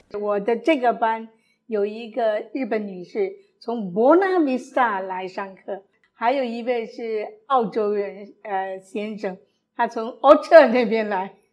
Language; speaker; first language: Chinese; early bilingual, other home language; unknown